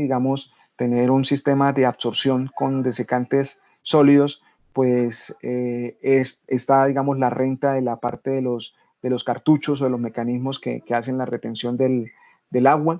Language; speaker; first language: Spanish; native; Spanish